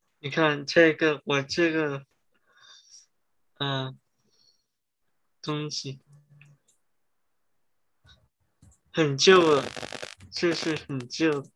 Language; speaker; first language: Chinese; early bilingual, heritage; Chinese